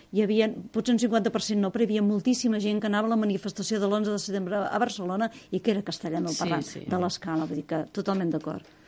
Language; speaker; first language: Catalan; native; Catalan